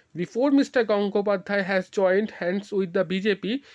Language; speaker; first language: English; non-native, local second language; Bangla